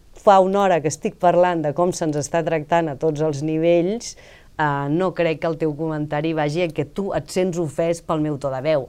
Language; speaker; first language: Catalan; native; Catalan